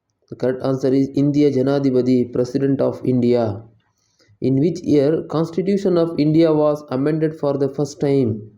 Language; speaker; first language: English; non-native, local second language; Tamil